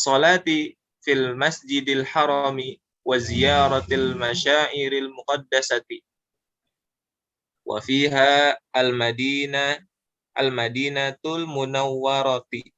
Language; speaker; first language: Arabic; non-native, learner; Indonesian